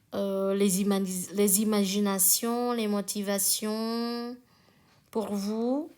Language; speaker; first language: French; non-native, learner; Indonesian